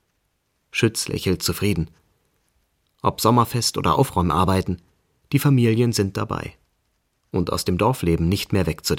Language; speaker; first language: German; native; German